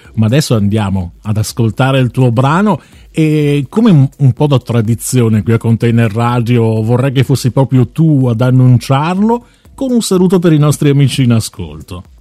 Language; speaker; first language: Italian; native; Italian